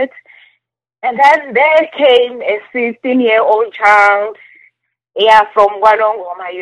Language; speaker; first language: English; non-native, local second language; Zulu